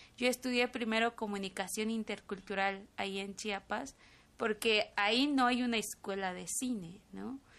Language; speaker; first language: Spanish; non-native, local second language; Tzotzil